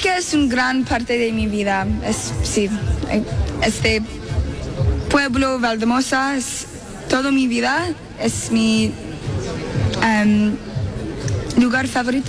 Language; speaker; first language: Spanish; early bilingual, heritage; Spanish